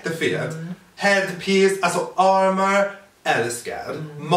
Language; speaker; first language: Swedish; non-native, fluent; English